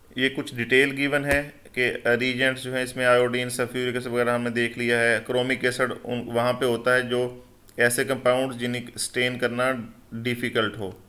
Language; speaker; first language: Urdu; non-native, local second language; Punjabi